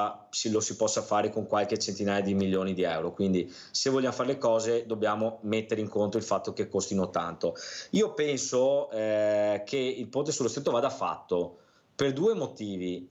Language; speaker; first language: Italian; native; Italian